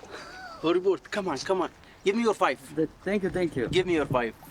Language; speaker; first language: English; non-native, learner; Urdu